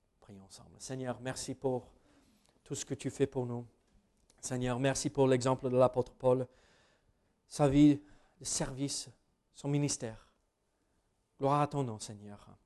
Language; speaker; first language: French; non-native, fluent; English